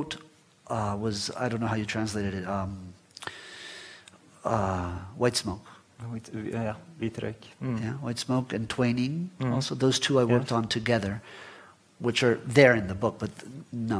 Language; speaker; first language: English; early bilingual, other home language; Spanish